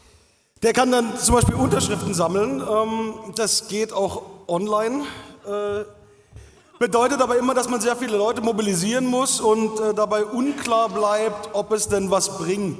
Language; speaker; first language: German; native; German